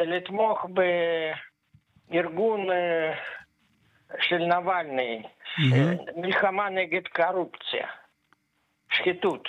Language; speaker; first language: Hebrew; non-native, fluent; Russian